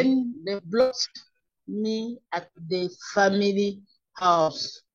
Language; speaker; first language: English; non-native, learner; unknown